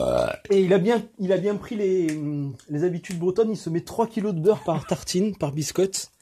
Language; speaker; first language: French; native; French